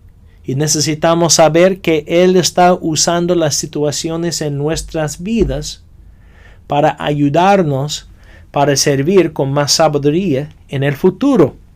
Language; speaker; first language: Spanish; non-native, fluent; English